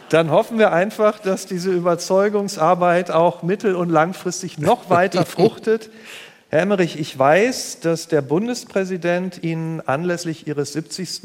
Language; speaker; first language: German; native; German